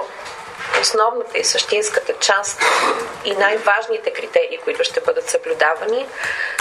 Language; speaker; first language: Bulgarian; native; Bulgarian